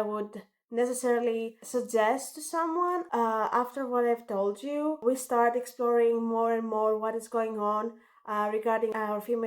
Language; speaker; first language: English; non-native, fluent; Greek